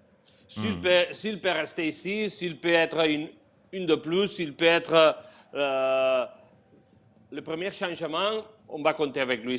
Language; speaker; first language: French; non-native, fluent; Spanish